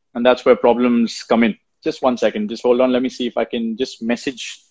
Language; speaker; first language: English; non-native, local second language; Hindi